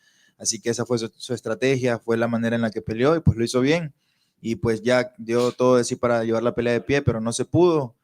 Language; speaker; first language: Spanish; native; Spanish